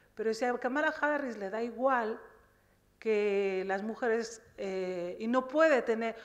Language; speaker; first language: Spanish; early bilingual, other home language; Riffian